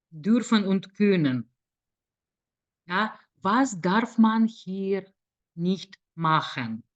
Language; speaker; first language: German; non-native, fluent; Lithuanian